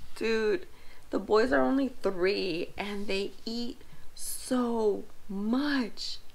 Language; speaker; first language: English; early bilingual, other home language; Spanish